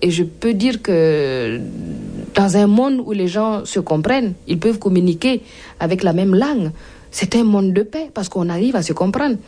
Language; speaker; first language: French; non-native, local second language; Mossi